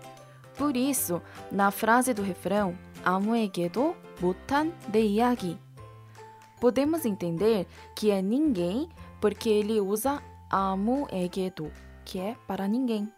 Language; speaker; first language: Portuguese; non-native, fluent; Korean